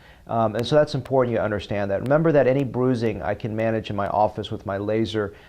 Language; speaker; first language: English; native; English